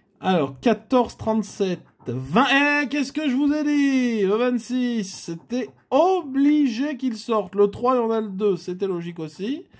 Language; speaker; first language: French; native; French